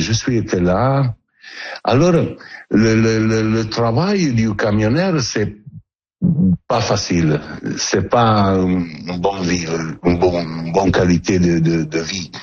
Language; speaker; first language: French; non-native, learner; Italian